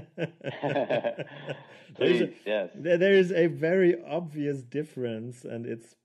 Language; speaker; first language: English; non-native, fluent; German